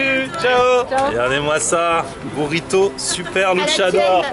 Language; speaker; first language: French; native; French